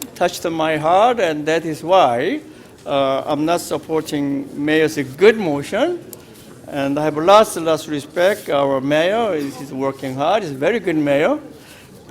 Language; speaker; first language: English; non-native, fluent; Korean